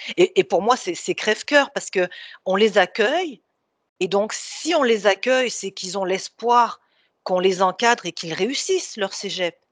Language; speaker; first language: French; native; French